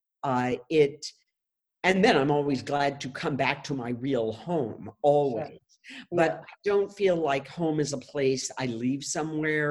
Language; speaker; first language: English; native; English